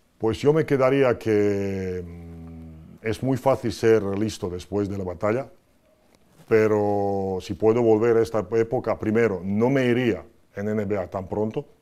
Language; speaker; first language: Spanish; non-native, fluent; Croatian